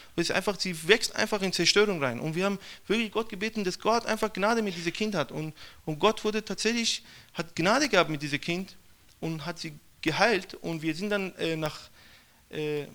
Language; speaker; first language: German; non-native, fluent; Persian